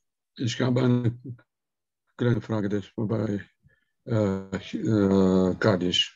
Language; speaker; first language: German; non-native, learner; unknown